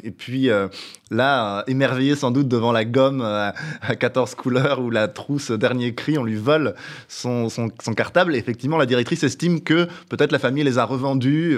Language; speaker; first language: French; native; French